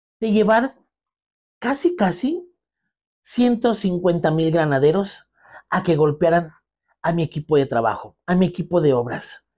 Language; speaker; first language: Spanish; native; Spanish